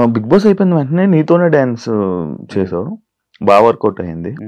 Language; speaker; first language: Telugu; native; Telugu